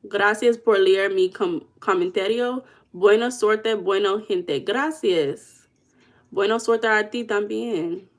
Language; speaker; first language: Spanish; non-native, learner; English